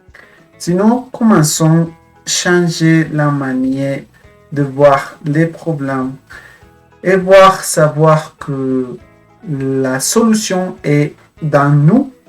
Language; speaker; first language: French; non-native, fluent; Spanish